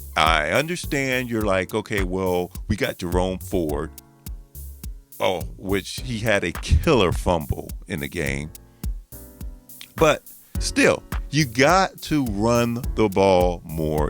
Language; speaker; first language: English; native; English